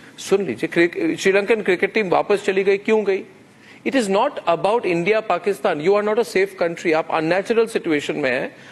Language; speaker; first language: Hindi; native; Hindi